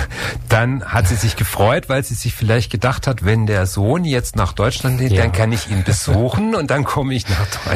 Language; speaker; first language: German; native; German